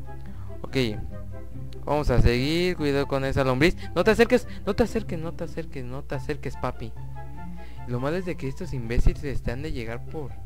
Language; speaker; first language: Spanish; native; Spanish